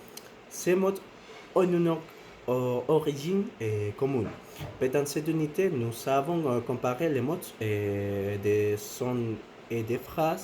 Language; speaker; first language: French; non-native, learner; Spanish